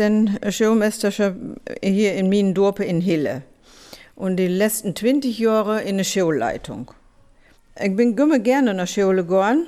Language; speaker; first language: German; native; German